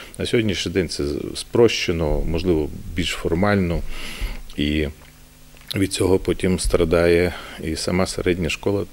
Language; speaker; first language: Ukrainian; native; Ukrainian